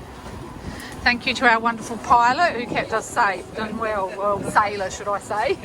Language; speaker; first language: English; native; English